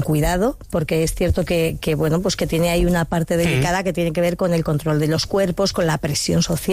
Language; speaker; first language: Spanish; native; Spanish